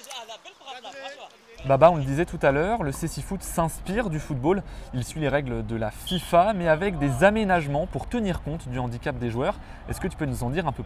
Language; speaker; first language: French; native; French